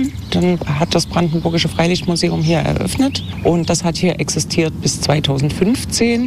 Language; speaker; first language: German; native; German